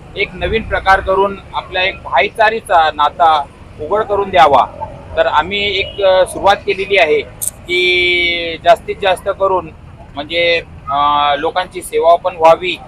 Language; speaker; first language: Marathi; non-native, local second language; Urdu